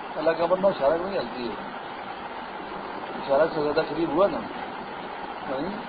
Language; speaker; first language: Urdu; non-native, local second language; Pashto